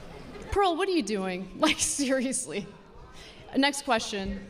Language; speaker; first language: English; native; English